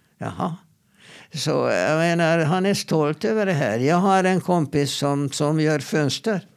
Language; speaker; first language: Swedish; non-native, fluent; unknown